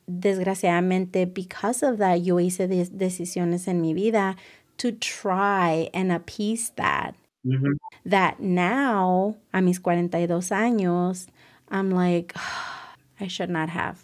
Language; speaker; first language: English; early bilingual, other home language; Spanish